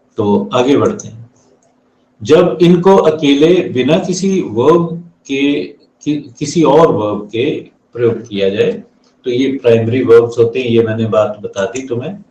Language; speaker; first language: Hindi; native; Hindi